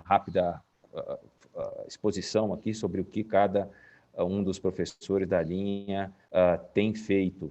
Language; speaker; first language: Portuguese; native; Portuguese